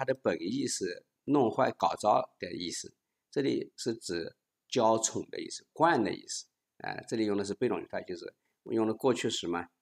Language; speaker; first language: Chinese; native; Chinese